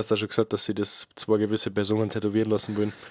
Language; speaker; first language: German; native; German